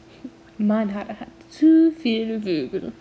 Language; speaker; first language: German; non-native, learner; English